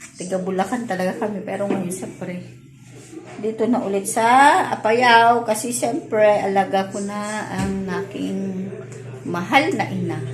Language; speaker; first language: Filipino; native; Filipino